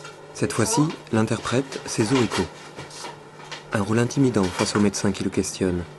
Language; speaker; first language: French; native; French